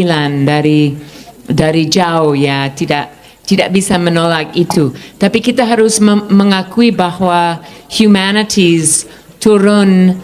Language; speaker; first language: Indonesian; non-native, fluent; English